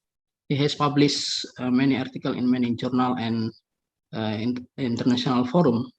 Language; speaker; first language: English; non-native, fluent; Indonesian